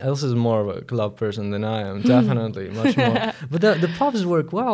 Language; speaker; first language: English; non-native, fluent; Latvian